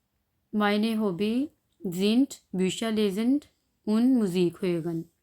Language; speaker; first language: German; non-native, fluent; Urdu